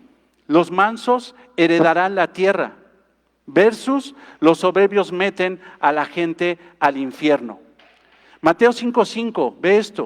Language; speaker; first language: Spanish; native; Spanish